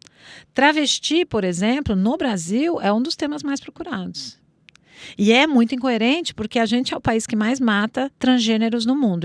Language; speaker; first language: Portuguese; native; Portuguese